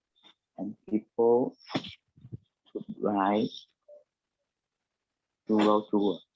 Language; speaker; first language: English; non-native, learner; Vietnamese